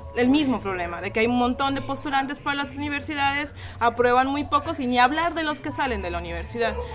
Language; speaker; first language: Spanish; native; Spanish